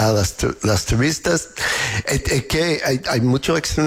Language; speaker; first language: Spanish; non-native, learner; English